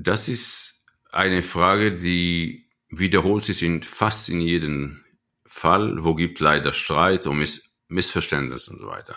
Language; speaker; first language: German; non-native, fluent; Hebrew